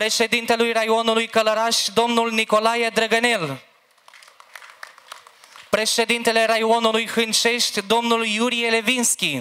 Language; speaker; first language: Romanian; native; Romanian